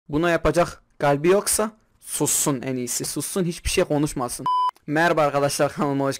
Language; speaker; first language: Turkish; non-native, local second language; Kurdish